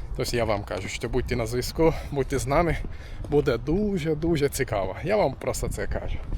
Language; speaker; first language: Ukrainian; non-native, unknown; Turkish